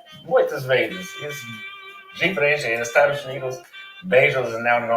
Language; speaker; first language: Portuguese; non-native, learner; English